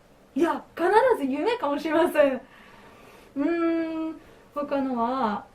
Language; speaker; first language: Japanese; non-native, learner; French